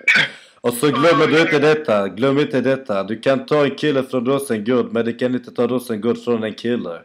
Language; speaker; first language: Swedish; native; Swedish